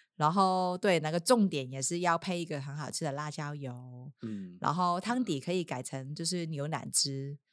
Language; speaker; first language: Chinese; non-native, local second language; Cantonese